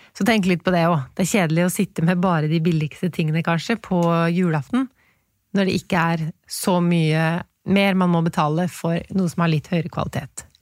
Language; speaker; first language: Norwegian; native; Norwegian